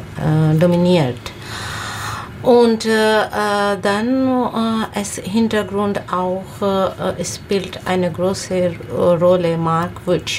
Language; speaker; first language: German; non-native, learner; Bangla